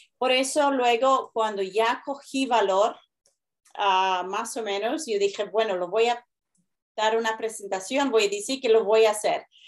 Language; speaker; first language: Spanish; early bilingual, heritage; Spanish